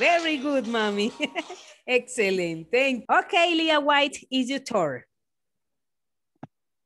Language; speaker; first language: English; non-native, learner; Spanish